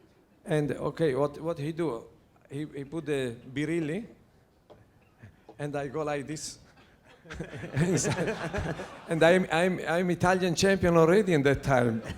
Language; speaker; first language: English; non-native, learner; Italian